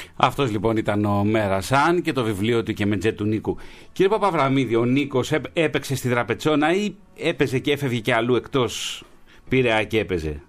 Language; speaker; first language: Greek; native; Greek